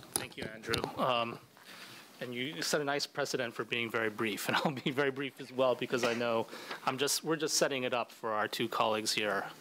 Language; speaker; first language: English; native; English